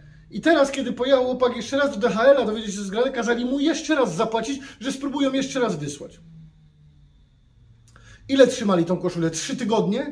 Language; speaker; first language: Polish; native; Polish